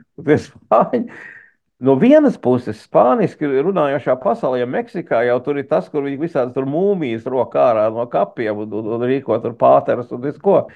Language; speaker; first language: Latvian; early bilingual, heritage; Latvian